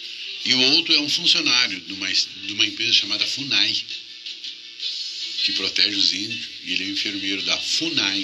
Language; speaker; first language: Portuguese; native; Portuguese